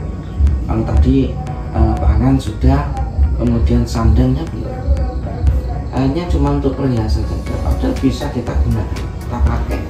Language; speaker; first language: Indonesian; native; Indonesian